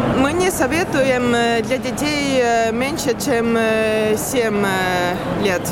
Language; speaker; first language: Russian; non-native, learner; Estonian